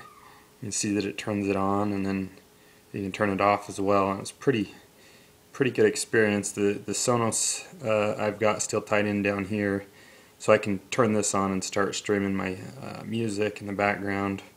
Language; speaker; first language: English; native; English